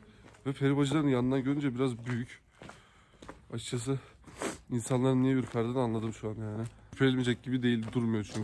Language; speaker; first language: Turkish; native; Turkish